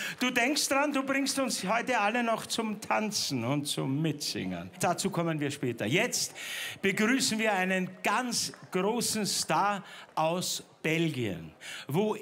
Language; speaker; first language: German; native; German